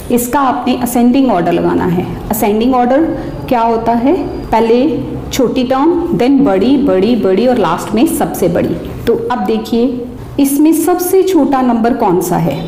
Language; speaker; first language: Hindi; non-native, local second language; Punjabi